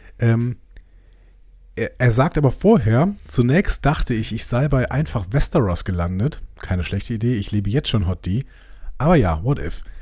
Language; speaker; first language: German; native; German